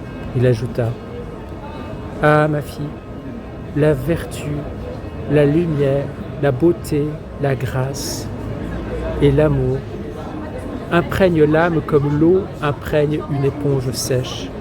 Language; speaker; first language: French; native; French